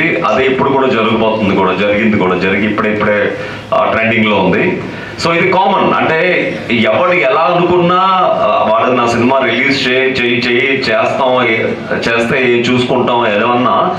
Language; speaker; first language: Telugu; native; Telugu